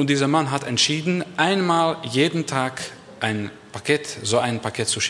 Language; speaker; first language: German; non-native, learner; Dutch